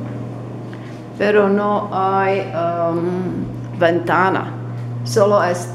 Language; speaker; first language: Spanish; non-native, learner; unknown